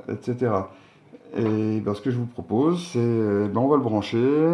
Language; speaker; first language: French; native; French